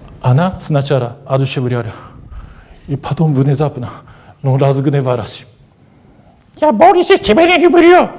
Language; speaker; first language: Russian; non-native, fluent; Japanese